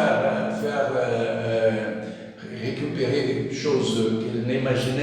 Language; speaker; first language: French; non-native, learner; Portuguese